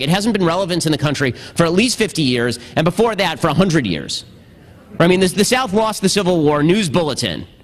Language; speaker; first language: English; native; English